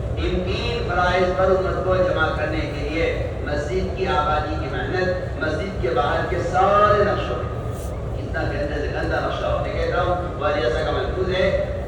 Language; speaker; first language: Urdu; native; Urdu